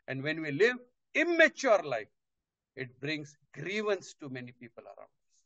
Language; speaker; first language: English; non-native, local second language; Marathi